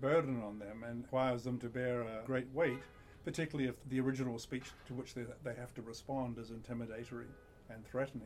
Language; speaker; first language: English; native; English